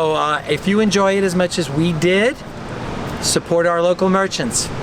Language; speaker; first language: English; native; English